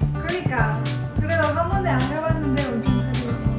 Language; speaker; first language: Korean; non-native, learner; Spanish